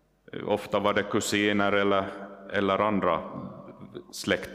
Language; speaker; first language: Swedish; non-native, local second language; Finnish